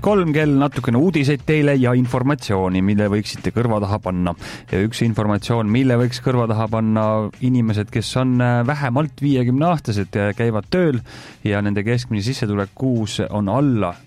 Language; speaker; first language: Estonian; native; Estonian